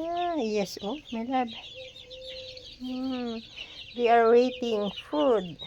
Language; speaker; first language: English; non-native, learner; Filipino